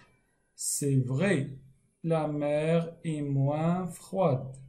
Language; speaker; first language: French; non-native, fluent; Arabic